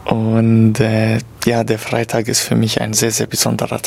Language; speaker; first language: German; non-native, fluent; Arabic